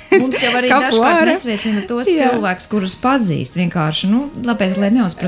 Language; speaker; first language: Latvian; native; Latvian